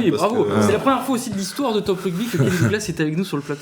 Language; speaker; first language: French; native; French